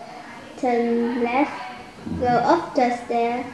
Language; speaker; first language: English; non-native, learner; Vietnamese